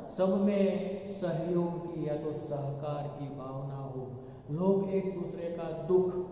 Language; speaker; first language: Hindi; non-native, local second language; Gujarati